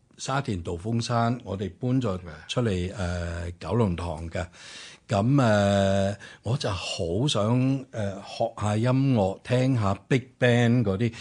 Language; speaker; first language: Cantonese; early bilingual, other home language; Swedish